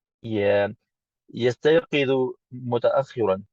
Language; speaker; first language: Arabic; non-native, learner; English